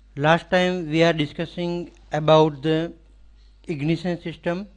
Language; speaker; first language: English; non-native, local second language; Gujarati